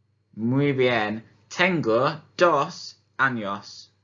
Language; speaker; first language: Spanish; non-native, fluent; English